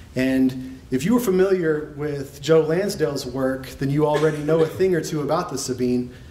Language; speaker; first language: English; native; English